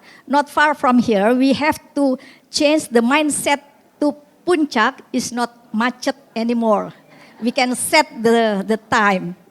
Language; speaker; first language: English; non-native, fluent; Indonesian